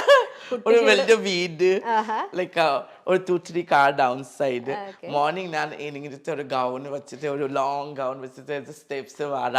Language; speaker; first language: Malayalam; non-native, learner; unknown